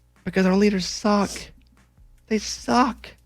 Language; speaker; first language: English; native; English